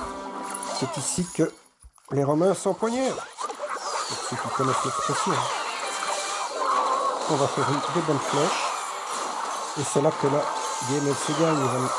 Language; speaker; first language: French; native; French